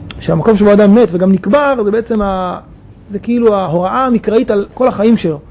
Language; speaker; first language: Hebrew; native; Hebrew